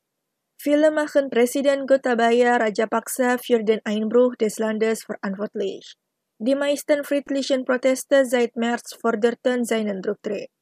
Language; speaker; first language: German; non-native, fluent; Indonesian